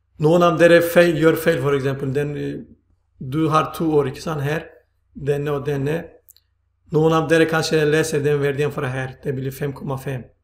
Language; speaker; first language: Swedish; non-native, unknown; Turkish